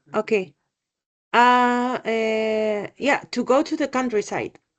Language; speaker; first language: English; non-native, learner; Spanish